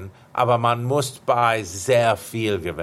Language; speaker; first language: German; non-native, fluent; English